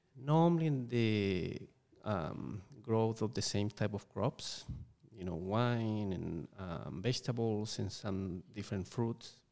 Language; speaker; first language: English; non-native, fluent; Spanish